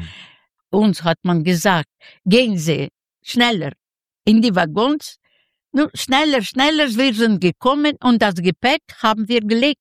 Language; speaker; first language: German; non-native, learner; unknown